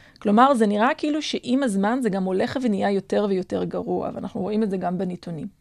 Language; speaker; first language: Hebrew; non-native, local second language; Adyghe